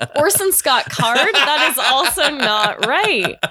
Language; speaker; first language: English; native; English